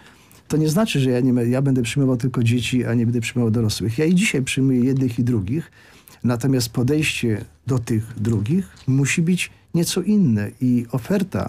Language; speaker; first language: Polish; native; Polish